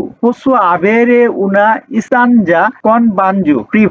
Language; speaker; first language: Italian; non-native, learner; Bangla